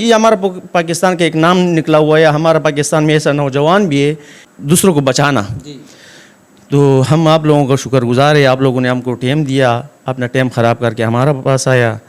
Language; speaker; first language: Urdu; non-native, local second language; Pashto